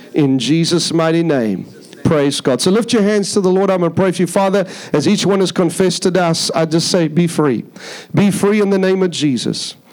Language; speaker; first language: English; native; English